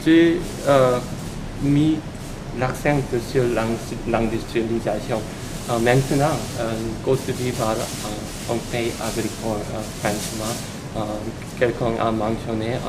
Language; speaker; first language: French; non-native, learner; Korean